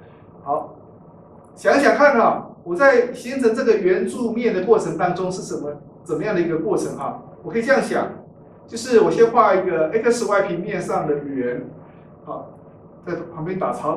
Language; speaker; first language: Chinese; native; Chinese